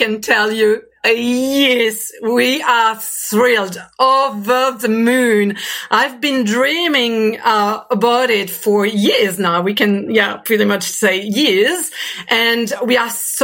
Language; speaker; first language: English; non-native, fluent; French